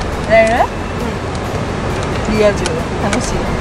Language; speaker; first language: Japanese; native; Japanese